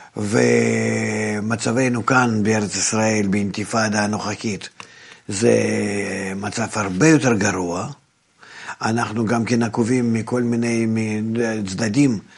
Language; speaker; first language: Hebrew; non-native, fluent; Russian